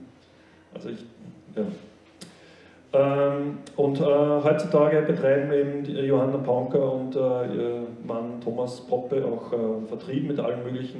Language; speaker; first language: German; native; German